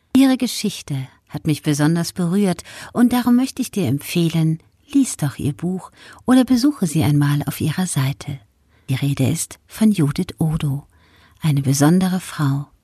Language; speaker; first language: German; native; German